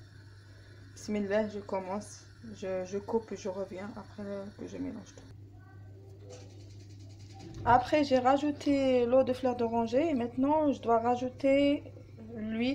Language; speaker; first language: French; non-native, learner; Arabic